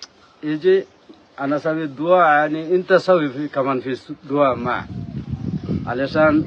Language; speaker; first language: Arabic; non-native, learner; Bangla